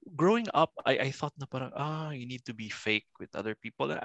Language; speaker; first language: English; non-native, local second language; Cebuano